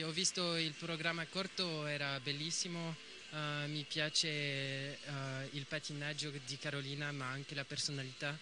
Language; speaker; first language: Italian; non-native, learner; French